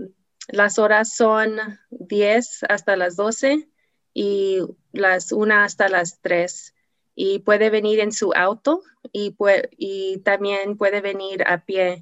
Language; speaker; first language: Spanish; non-native, learner; English